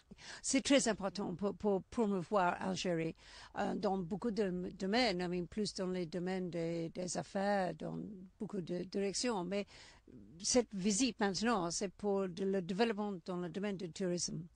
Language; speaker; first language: French; non-native, learner; English